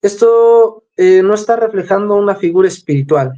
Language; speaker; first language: Spanish; native; Spanish